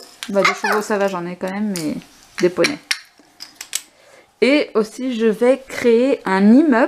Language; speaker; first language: French; native; French